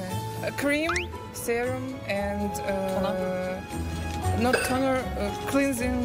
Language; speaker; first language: English; non-native, learner; Russian